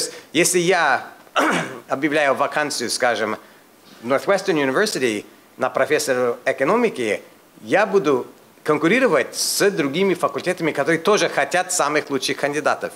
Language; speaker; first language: Russian; non-native, fluent; English